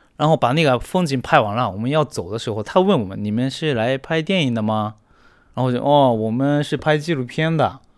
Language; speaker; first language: Chinese; non-native, fluent; Japanese